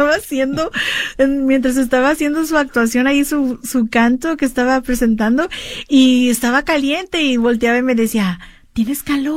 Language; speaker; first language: Spanish; early bilingual, heritage; Spanish